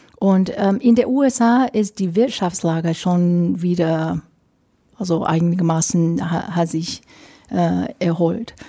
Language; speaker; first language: German; non-native, fluent; Chinese